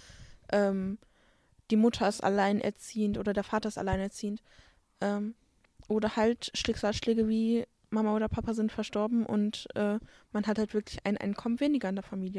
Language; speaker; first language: German; native; German